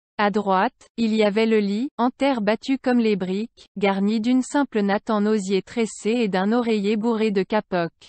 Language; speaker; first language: French; non-native, local second language; Arabic